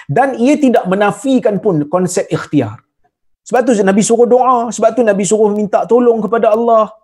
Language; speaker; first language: Malay; native; Malay